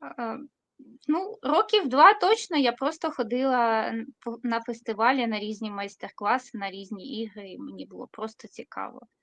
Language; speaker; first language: Ukrainian; non-native, local second language; Russian